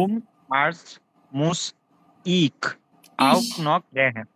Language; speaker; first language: German; non-native, learner; Bangla